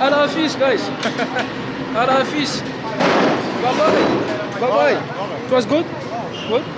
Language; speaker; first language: English; non-native, learner; French